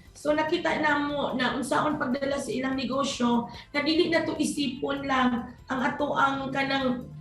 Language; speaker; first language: Cebuano; native; Cebuano